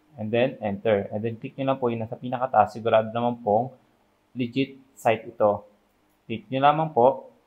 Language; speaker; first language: Filipino; native; Filipino